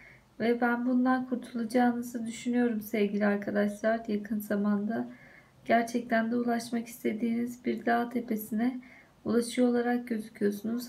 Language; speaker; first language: Turkish; native; Turkish